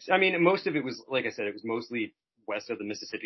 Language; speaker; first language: English; native; English